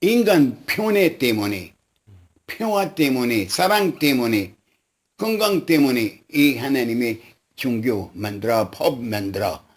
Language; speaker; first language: Korean; non-native, local second language; Arabic